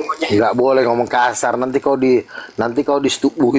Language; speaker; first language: Malay; native; Malay